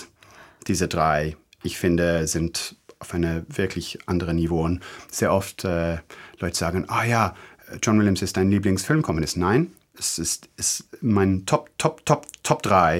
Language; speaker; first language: German; non-native, fluent; English